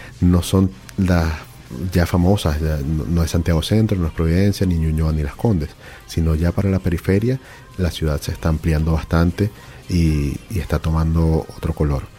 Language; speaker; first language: Spanish; native; Spanish